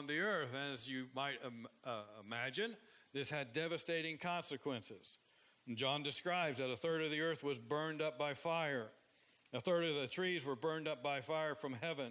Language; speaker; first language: English; native; English